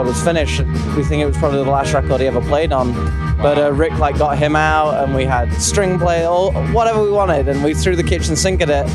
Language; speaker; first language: English; native; English